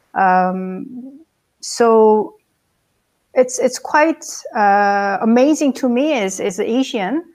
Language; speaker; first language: English; non-native, fluent; Korean